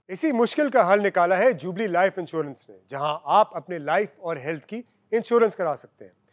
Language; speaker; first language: Urdu; native; Urdu